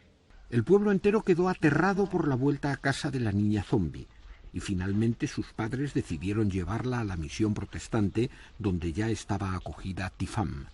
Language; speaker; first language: Spanish; native; Spanish